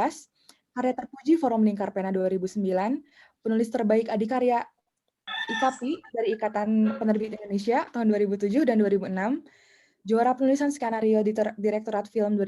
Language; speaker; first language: Indonesian; native; Indonesian